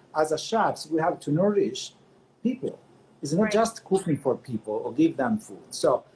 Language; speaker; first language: English; non-native, fluent; Italian